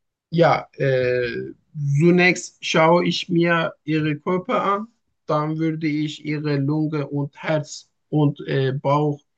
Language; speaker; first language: German; non-native, learner; Turkish